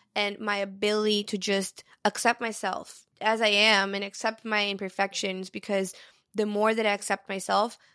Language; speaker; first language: English; early bilingual, other home language; Portuguese